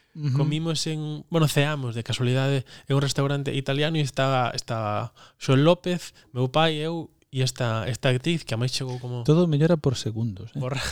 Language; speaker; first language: Galician; non-native, local second language; Spanish